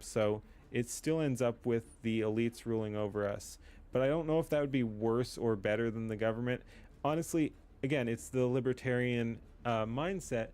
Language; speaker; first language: English; native; English